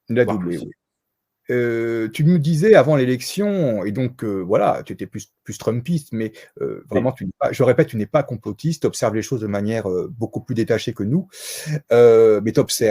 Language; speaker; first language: French; native; French